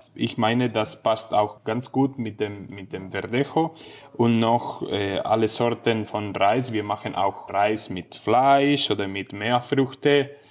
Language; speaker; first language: German; non-native, fluent; Spanish